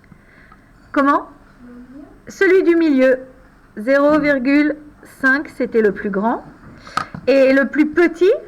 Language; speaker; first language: French; native; French